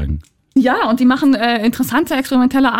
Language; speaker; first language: German; native; German